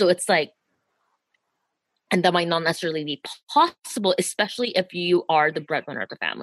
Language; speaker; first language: English; native; English